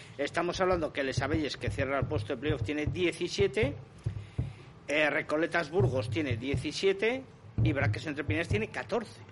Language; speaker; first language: Spanish; native; Spanish